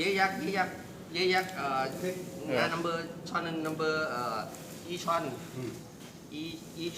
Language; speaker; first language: Korean; non-native, learner; Thai